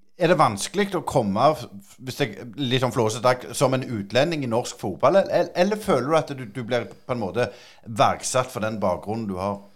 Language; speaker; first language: Norwegian; native; Norwegian